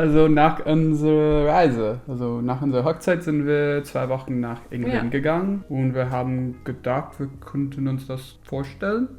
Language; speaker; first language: German; non-native, fluent; English